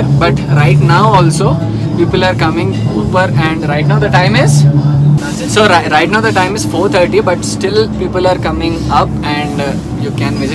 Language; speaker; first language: English; non-native, local second language; Telugu